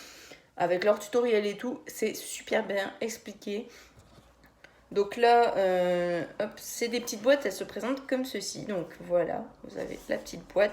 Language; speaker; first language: French; native; French